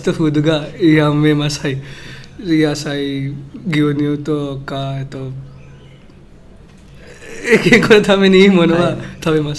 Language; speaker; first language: Japanese; non-native, learner; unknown